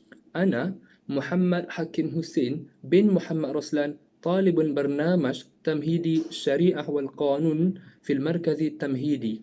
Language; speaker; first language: Arabic; non-native, learner; Malay